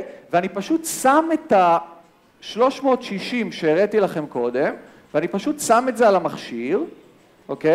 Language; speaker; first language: Hebrew; native; Hebrew